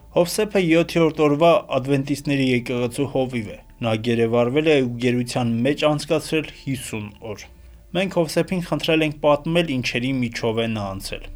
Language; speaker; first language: Armenian; native; Armenian